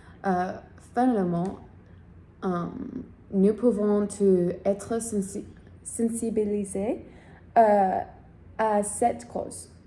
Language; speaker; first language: French; non-native, learner; English